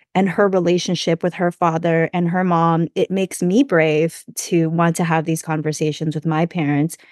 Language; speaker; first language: English; native; English